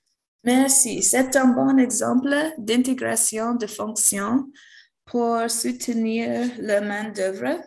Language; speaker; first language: French; non-native, fluent; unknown